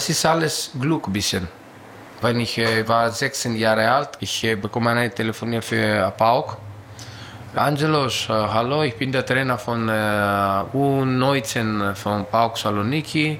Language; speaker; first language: German; non-native, learner; Greek